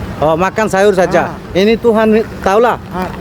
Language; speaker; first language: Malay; non-native, learner; Bangla